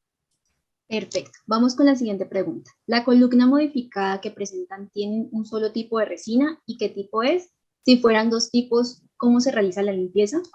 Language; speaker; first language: Spanish; native; Spanish